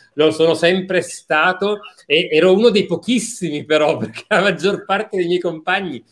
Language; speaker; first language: Italian; native; Italian